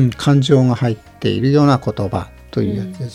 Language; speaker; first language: Japanese; native; Japanese